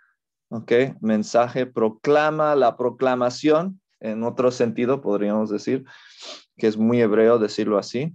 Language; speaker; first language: Spanish; non-native, fluent; English